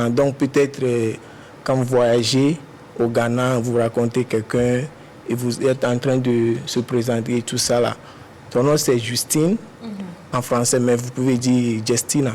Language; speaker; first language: French; non-native, fluent; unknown